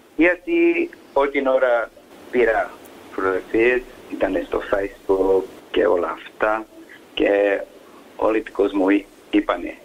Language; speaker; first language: Greek; early bilingual, heritage; English